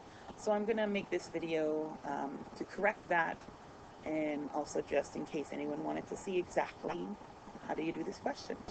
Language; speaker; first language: English; native; English